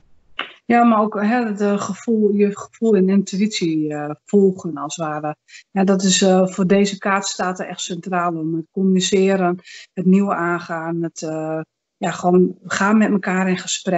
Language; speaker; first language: Dutch; native; Dutch